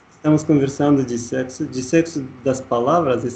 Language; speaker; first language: Portuguese; non-native, learner; Russian